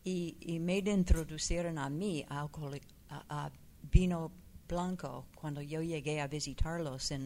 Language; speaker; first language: Spanish; non-native, fluent; English